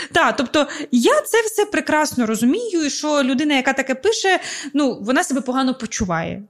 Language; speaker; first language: Ukrainian; non-native, local second language; Russian